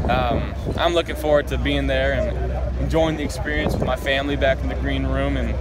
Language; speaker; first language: English; native; English